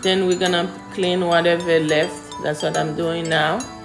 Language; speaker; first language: English; non-native, fluent; Haitian Creole